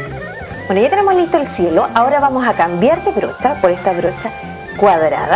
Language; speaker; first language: Spanish; native; Spanish